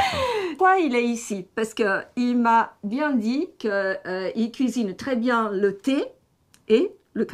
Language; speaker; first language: French; non-native, fluent; Italian